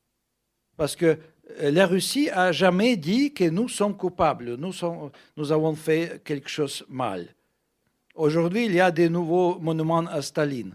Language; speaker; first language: French; non-native, fluent; Russian